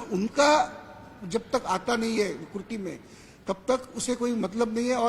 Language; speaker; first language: Hindi; non-native, local second language; Marathi